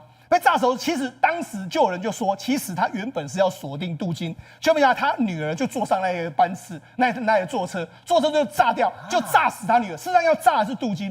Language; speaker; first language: Chinese; native; Chinese